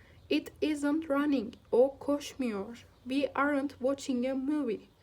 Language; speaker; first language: English; non-native, fluent; Turkish